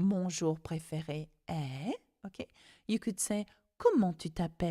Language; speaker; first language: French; non-native, fluent; English